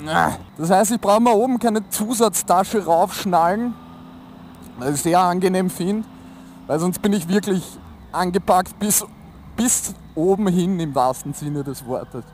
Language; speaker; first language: German; native; German